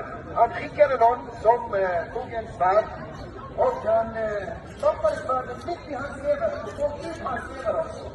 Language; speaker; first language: Swedish; non-native, fluent; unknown